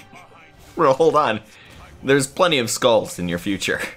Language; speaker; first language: English; native; English